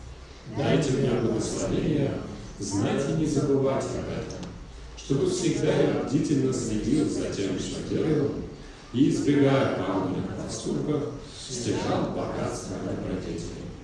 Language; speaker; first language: Russian; native; Russian